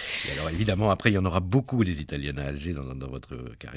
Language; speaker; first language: French; native; French